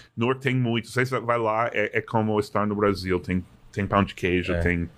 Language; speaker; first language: Portuguese; non-native, fluent; English